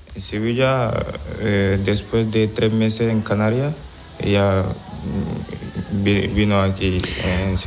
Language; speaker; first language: Spanish; non-native, learner; Wolof